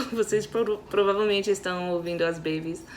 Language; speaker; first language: Portuguese; non-native, fluent; English